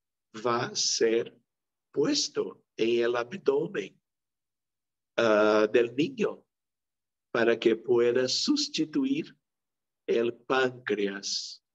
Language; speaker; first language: Spanish; non-native, local second language; Portuguese